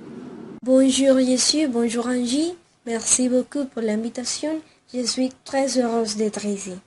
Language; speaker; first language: French; non-native, fluent; Spanish